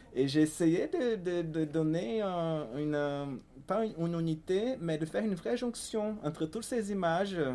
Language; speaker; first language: French; non-native, fluent; Portuguese